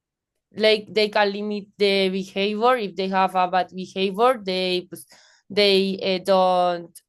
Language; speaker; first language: English; non-native, fluent; Spanish